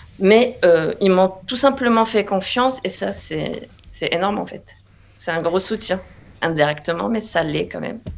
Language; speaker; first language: French; non-native, local second language; Arabic